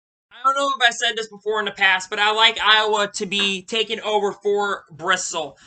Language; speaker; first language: English; native; English